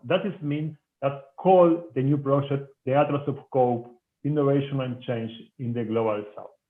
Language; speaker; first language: English; non-native, fluent; Spanish